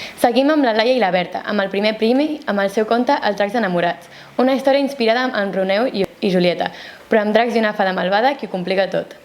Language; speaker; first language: Catalan; native; Catalan